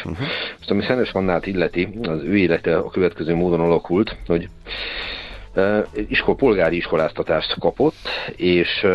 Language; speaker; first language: Hungarian; native; Hungarian